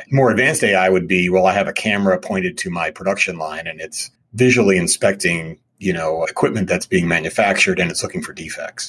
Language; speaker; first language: English; native; English